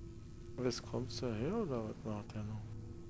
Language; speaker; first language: German; native; German